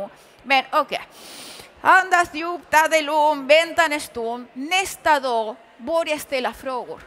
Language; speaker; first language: Swedish; early bilingual, other home language; Spanish